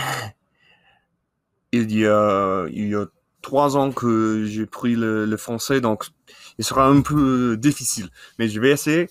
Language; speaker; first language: French; non-native, learner; English